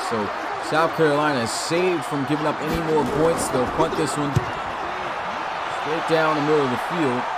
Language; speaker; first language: English; native; English